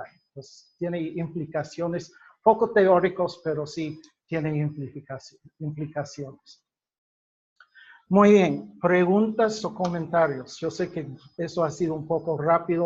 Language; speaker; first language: Spanish; non-native, fluent; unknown